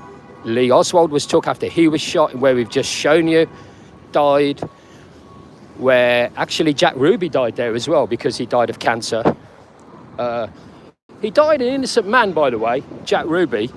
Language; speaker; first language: English; native; English